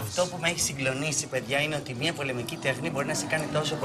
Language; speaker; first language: Greek; native; Greek